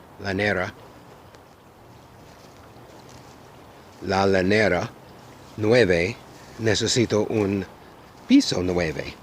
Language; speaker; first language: Spanish; non-native, learner; English